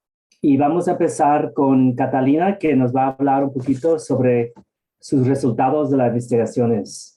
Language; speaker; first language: Spanish; early bilingual, heritage; Spanish